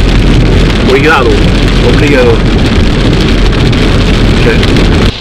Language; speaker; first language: Portuguese; non-native, learner; French